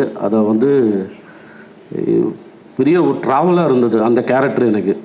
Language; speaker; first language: Tamil; native; Tamil